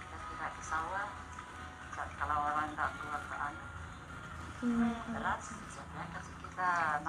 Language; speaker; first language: Indonesian; non-native, local second language; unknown